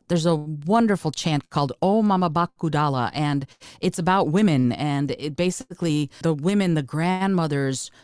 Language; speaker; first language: English; early bilingual, other home language; Russian